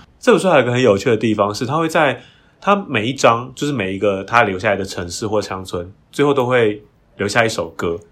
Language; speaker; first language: Chinese; native; Chinese